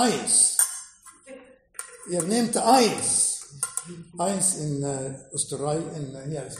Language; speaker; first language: German; non-native, fluent; Arabic